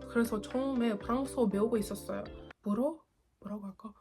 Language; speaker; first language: Korean; non-native, fluent; English